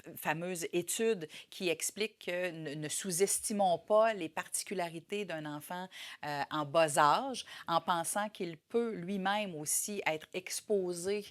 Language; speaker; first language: French; native; French